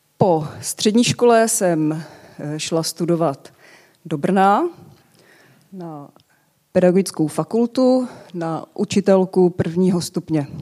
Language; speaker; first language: Czech; native; Czech